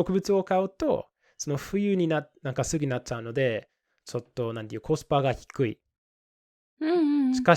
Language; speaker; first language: Japanese; non-native, fluent; English